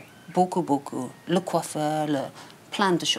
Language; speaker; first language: French; non-native, learner; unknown